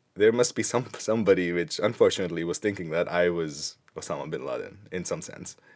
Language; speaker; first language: English; non-native, local second language; Punjabi